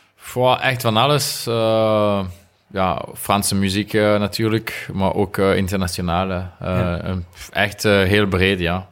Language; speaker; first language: Dutch; non-native, local second language; French